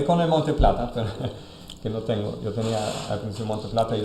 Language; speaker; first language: Spanish; non-native, fluent; German